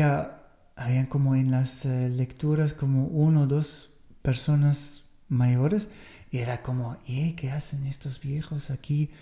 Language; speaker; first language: Spanish; non-native, fluent; German